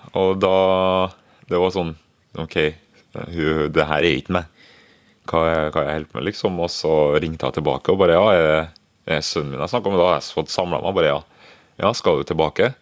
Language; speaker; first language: Norwegian; early bilingual, other home language; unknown